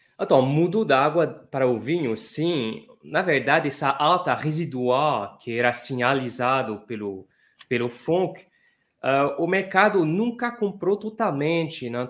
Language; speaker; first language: Portuguese; non-native, fluent; French